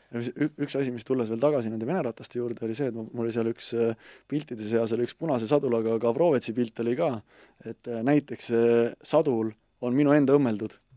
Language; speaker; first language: Estonian; native; Estonian